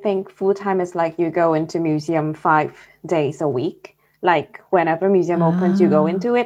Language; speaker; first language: English; non-native, local second language; Cantonese